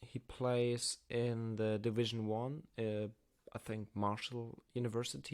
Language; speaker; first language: English; non-native, learner; German